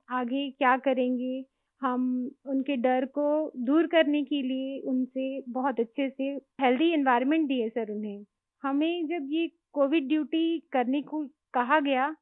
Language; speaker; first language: Hindi; native; Hindi